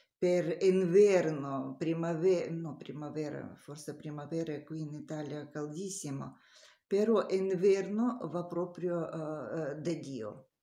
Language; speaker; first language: Italian; non-native, learner; Russian